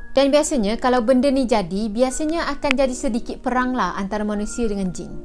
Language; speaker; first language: Malay; native; Malay